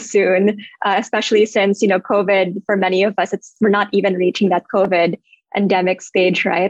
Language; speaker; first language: English; non-native, local second language; Filipino